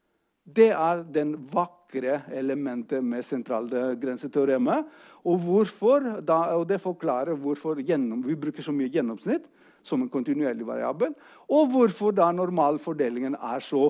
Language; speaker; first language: Norwegian; non-native, fluent; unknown